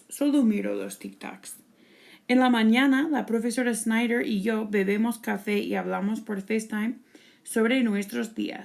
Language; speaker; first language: Spanish; non-native, fluent; English